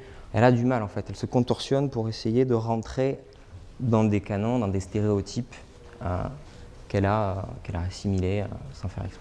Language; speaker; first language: French; native; French